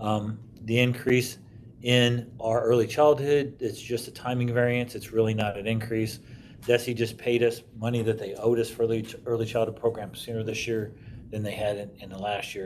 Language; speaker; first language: English; native; English